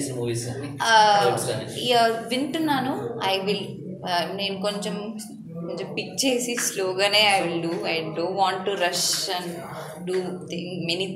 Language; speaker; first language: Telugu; non-native, learner; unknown